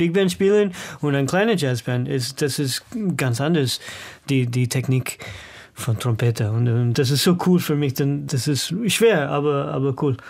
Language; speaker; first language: German; non-native, learner; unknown